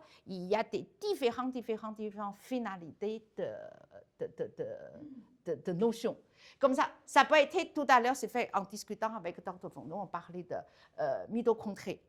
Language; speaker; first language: French; non-native, learner; Chinese